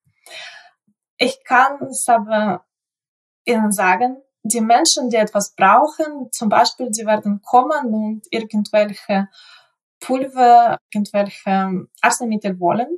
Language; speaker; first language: German; non-native, fluent; Ukrainian